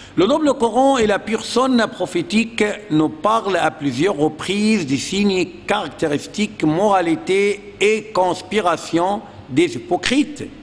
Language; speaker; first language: French; non-native, fluent; Arabic